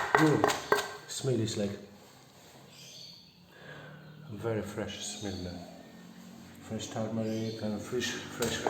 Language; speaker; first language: English; non-native, learner; Polish